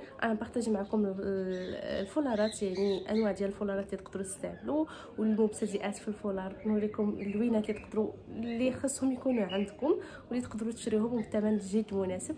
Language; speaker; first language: Arabic; native; Arabic